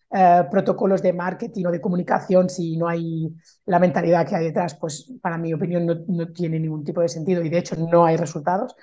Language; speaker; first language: Spanish; native; Spanish